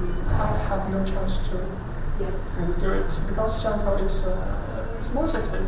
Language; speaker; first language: English; non-native, learner; Chinese